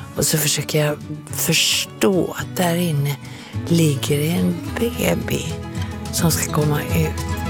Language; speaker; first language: Swedish; native; Swedish